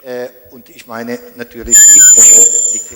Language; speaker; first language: German; non-native, fluent; Italian